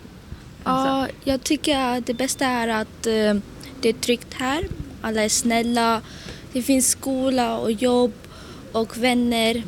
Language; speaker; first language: Swedish; early bilingual, other home language; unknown